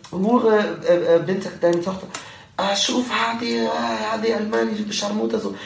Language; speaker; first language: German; early bilingual, other home language; Arabic